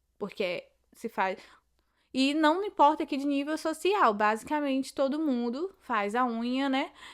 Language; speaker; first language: Portuguese; native; Portuguese